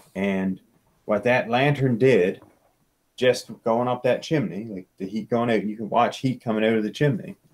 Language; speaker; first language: English; native; English